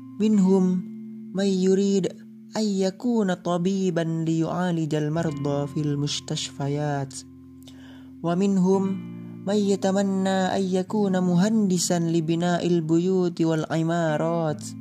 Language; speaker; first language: Arabic; non-native, learner; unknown